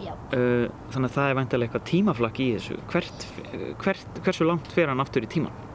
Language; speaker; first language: Icelandic; native; Icelandic